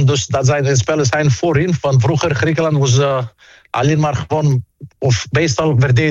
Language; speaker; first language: Dutch; non-native, fluent; Greek